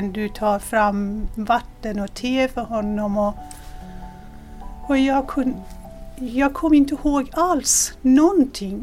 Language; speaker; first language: Swedish; non-native, fluent; Persian